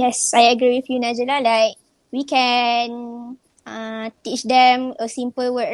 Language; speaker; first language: English; non-native, local second language; Malay